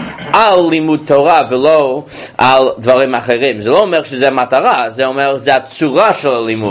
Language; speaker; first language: Hebrew; non-native, fluent; English